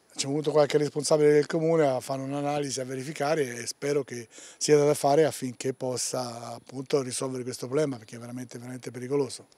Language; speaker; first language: Italian; native; Italian